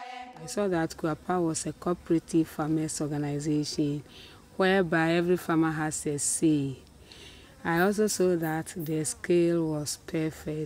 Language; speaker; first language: English; non-native, local second language; Akan